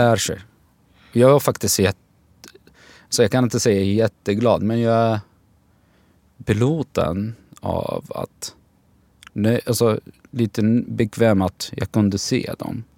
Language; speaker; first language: Swedish; non-native, fluent; Arabic